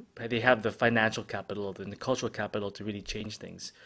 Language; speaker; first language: English; non-native, local second language; Filipino